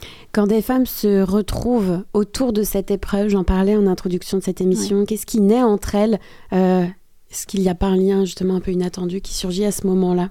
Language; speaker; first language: French; native; French